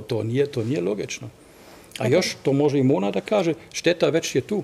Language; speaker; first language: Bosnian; non-native, fluent; German